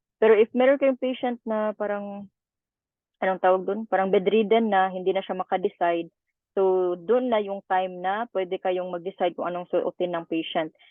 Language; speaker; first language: Filipino; native; Filipino